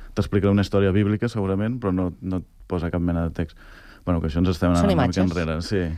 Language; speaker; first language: Catalan; native; Catalan